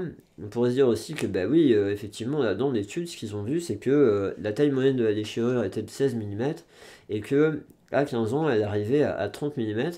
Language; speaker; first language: French; native; French